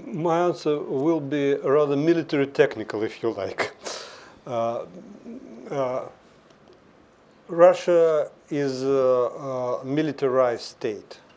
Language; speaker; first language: English; non-native, fluent; Russian